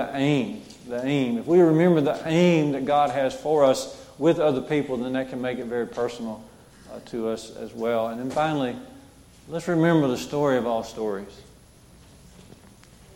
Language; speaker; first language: English; native; English